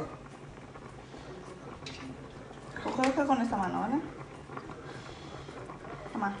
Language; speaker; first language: Spanish; non-native, learner; Indonesian